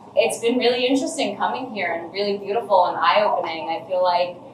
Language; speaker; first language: English; native; English